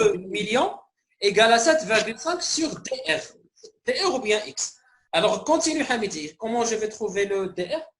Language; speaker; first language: French; non-native, local second language; Arabic